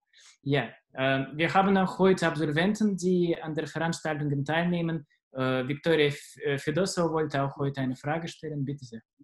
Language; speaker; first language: German; non-native, fluent; Russian